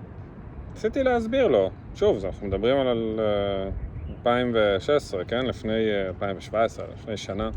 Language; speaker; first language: Hebrew; early bilingual, other home language; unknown